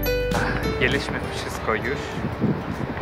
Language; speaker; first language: Polish; non-native, learner; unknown